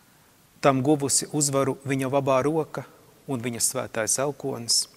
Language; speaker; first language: Latvian; native; Latvian